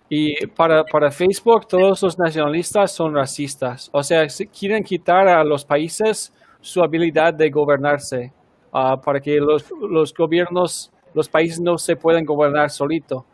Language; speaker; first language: Spanish; non-native, fluent; English